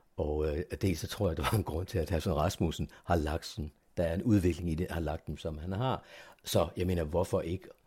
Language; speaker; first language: Danish; native; Danish